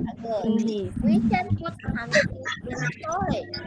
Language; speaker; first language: English; non-native, fluent; Indonesian